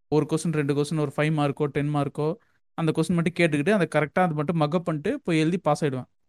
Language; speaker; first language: Tamil; native; Tamil